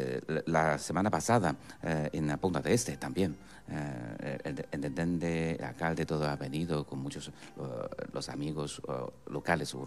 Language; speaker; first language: Spanish; non-native, fluent; Chinese